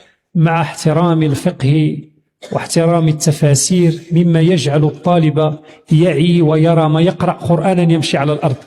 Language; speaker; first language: Arabic; native; Arabic